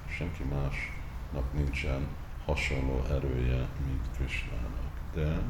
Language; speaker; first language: Hungarian; early bilingual, heritage; Hungarian